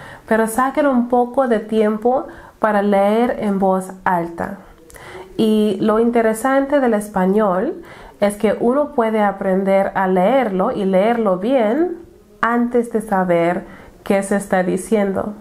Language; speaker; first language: Spanish; non-native, fluent; English